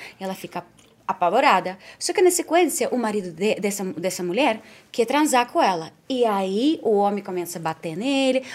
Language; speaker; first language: Portuguese; non-native, fluent; Spanish